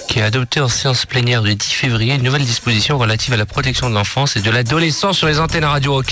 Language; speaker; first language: French; native; French